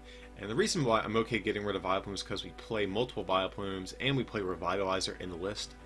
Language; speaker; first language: English; native; English